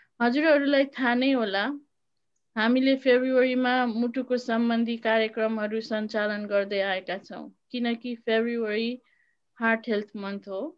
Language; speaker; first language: Nepali; native; Nepali